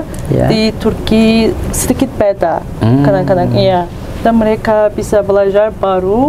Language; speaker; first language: Indonesian; non-native, learner; Turkish